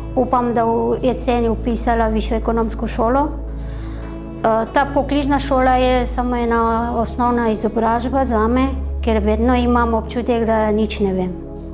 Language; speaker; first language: Slovenian; non-native, learner; Nepali